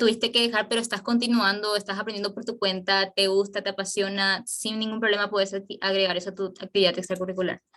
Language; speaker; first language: Spanish; native; Spanish